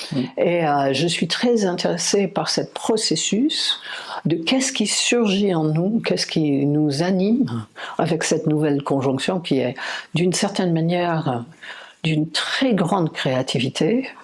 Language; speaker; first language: French; non-native, fluent; English